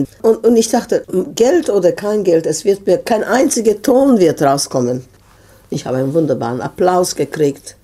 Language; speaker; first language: German; non-native, fluent; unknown